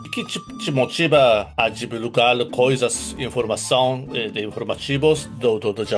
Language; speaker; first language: Portuguese; non-native, learner; Japanese